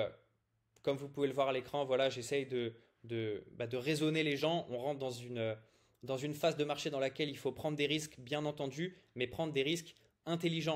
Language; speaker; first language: French; native; French